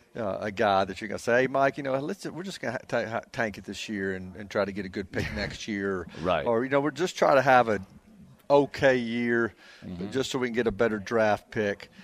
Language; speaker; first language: English; native; English